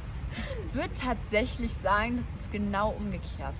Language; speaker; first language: German; native; German